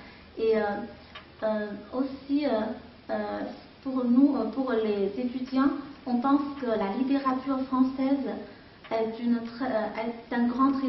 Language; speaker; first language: French; non-native, fluent; Chinese